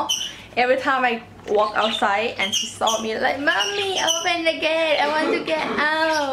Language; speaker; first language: English; non-native, learner; Thai